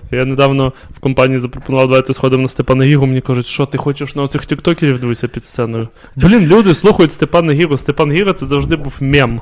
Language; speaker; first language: Ukrainian; non-native, local second language; Russian